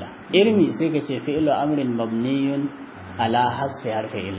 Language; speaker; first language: Arabic; non-native, fluent; Hausa